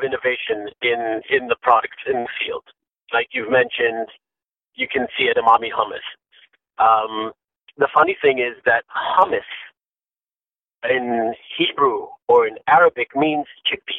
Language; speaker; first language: English; native; English